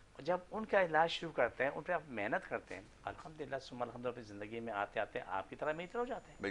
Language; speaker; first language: Urdu; non-native, local second language; Punjabi